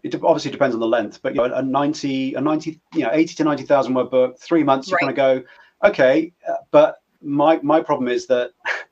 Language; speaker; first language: English; native; English